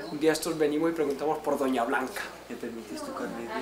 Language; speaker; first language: Spanish; native; Spanish